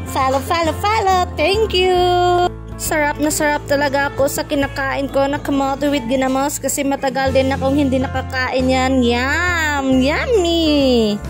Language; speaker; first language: Filipino; non-native, local second language; Cebuano